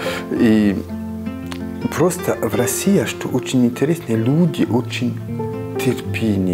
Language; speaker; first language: Russian; non-native, fluent; French